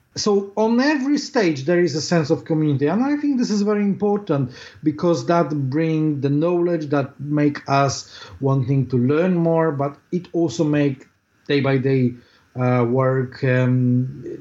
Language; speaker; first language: English; non-native, fluent; Polish